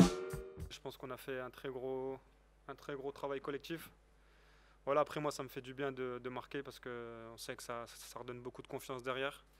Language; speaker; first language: French; native; French